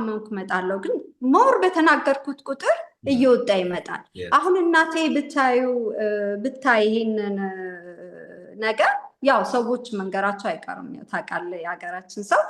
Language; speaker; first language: Amharic; native; Amharic